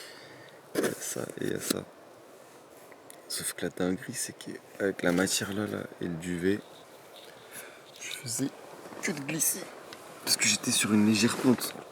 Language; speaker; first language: French; native; French